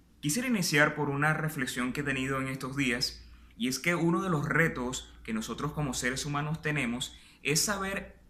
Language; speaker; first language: Spanish; native; Spanish